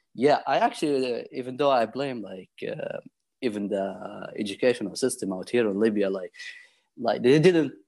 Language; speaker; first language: English; non-native, fluent; Arabic